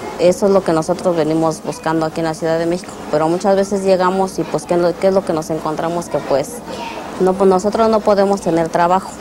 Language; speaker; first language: Spanish; non-native, local second language; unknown